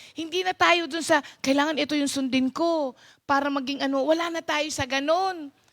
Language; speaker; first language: Filipino; non-native, local second language; Pampanga